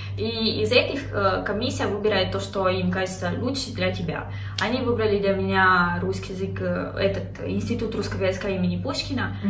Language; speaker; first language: Russian; non-native, fluent; Romanian